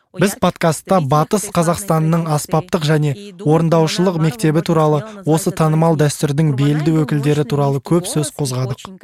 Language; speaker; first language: Kazakh; non-native, local second language; Russian